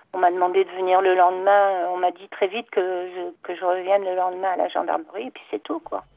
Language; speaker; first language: French; native; French